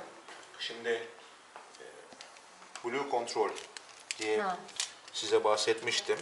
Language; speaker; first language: Turkish; native; Turkish